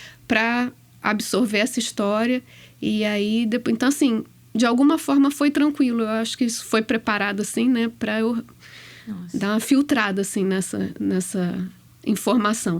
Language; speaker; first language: Portuguese; native; Portuguese